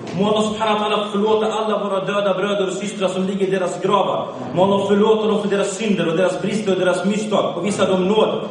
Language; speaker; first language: Swedish; early bilingual, other home language; Arabic